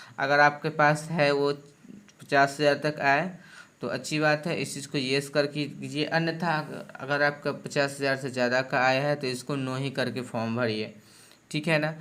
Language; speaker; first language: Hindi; native; Hindi